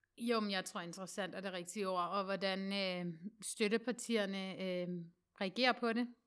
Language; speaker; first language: Danish; native; Danish